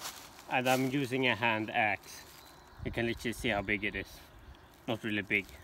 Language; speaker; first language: English; non-native, fluent; Swedish